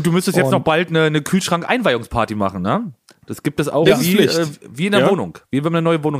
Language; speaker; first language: German; native; German